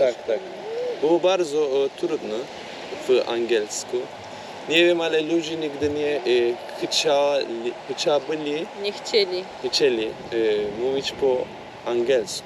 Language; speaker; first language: Polish; non-native, learner; Turkish